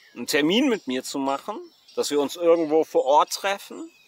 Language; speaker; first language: German; native; German